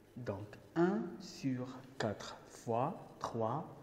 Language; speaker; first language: French; non-native, local second language; Arabic